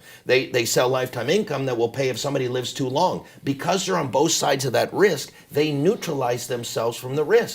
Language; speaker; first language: English; native; English